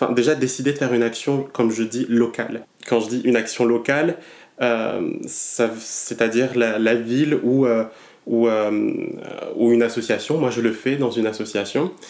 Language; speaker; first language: French; non-native, local second language; Malagasy